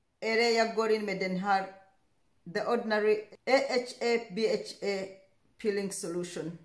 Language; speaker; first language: Swedish; non-native, learner; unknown